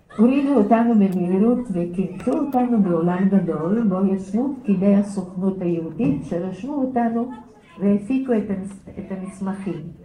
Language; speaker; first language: Hebrew; early bilingual, other home language; Bulgarian